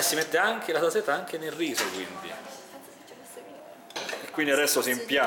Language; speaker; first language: Italian; native; Italian